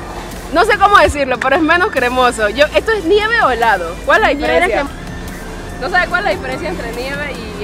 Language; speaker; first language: Spanish; native; Spanish